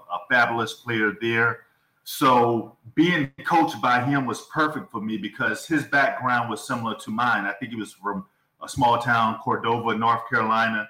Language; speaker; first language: English; native; English